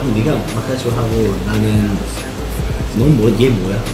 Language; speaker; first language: Korean; non-native, fluent; Cantonese